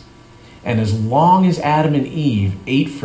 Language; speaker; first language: English; native; English